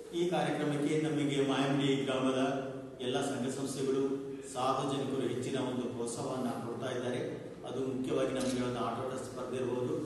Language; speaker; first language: Kannada; non-native, local second language; Kodava